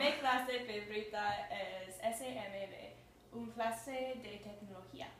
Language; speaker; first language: Spanish; non-native, learner; English